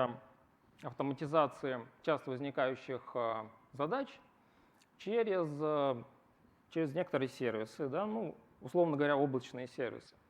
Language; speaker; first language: Russian; native; Russian